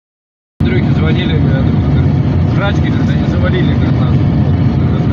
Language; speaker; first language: Russian; native; Russian